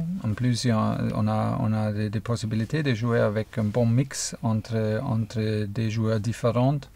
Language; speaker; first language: French; non-native, fluent; German